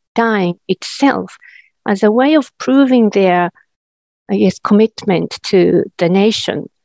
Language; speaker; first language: English; non-native, fluent; Japanese